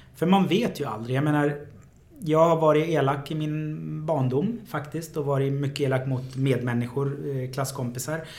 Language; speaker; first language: Swedish; early bilingual, other home language; Arabic